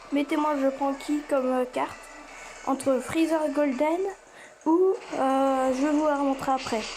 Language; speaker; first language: French; native; French